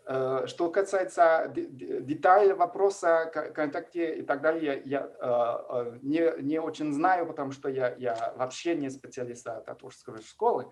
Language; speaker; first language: Russian; non-native, fluent; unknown